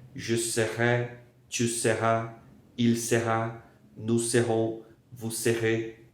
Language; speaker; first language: French; non-native, fluent; Portuguese